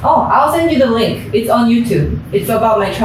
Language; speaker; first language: English; non-native, fluent; Korean